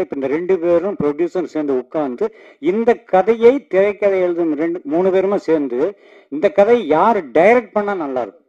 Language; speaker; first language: Tamil; native; Tamil